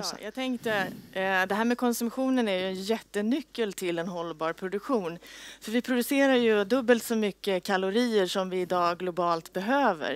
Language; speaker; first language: Swedish; native; Swedish